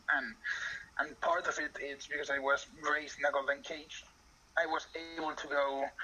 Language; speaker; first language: English; non-native, fluent; Spanish